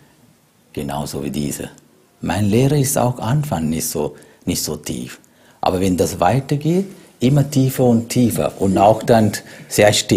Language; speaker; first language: German; non-native, fluent; Sinhala